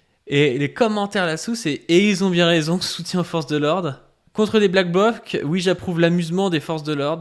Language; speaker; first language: French; native; French